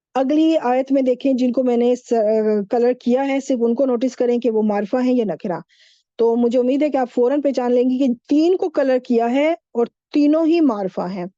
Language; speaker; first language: Urdu; native; Urdu